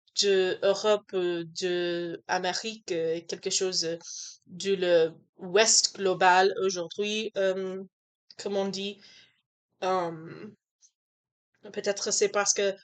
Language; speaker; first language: French; non-native, learner; English